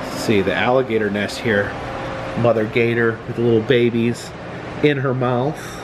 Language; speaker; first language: English; native; English